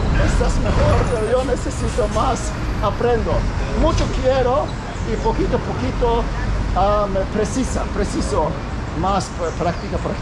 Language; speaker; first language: Portuguese; non-native, learner; Polish